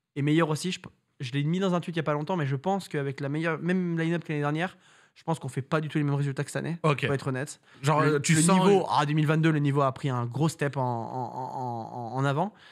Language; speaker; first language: French; native; French